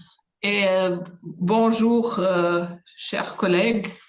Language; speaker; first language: French; non-native, fluent; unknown